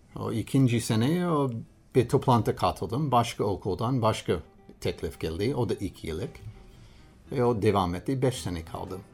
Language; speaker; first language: Turkish; non-native, learner; English